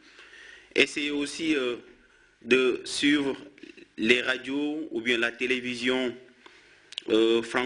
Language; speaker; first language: French; non-native, fluent; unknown